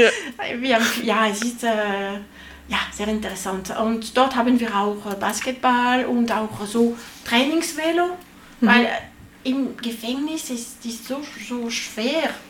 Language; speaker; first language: German; non-native, learner; French